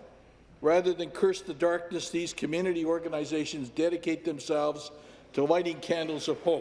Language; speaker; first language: English; native; English